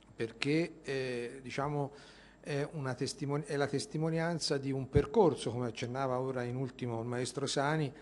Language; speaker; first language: Italian; native; Italian